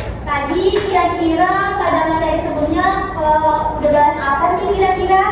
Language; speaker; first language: Indonesian; native; Indonesian